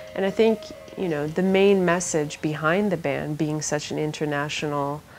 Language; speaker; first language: English; early bilingual, other home language; Persian